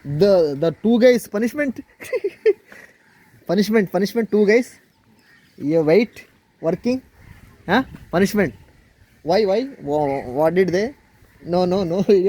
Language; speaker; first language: English; non-native, learner; Telugu